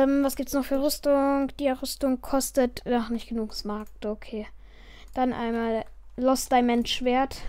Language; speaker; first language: German; native; German